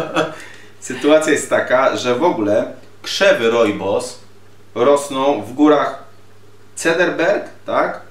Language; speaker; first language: Polish; native; Polish